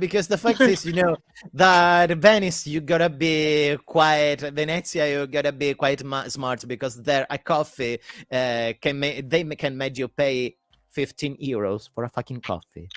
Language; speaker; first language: English; non-native, fluent; Italian